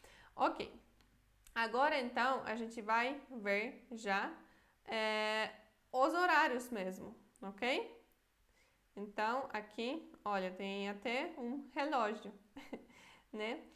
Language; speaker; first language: Portuguese; non-native, fluent; Polish